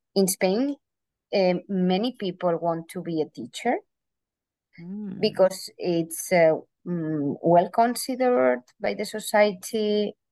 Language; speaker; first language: English; non-native, fluent; Spanish